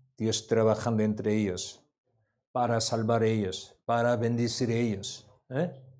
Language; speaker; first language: Spanish; non-native, learner; Korean